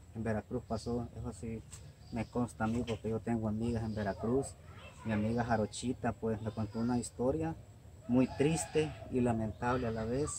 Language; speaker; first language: Spanish; native; Spanish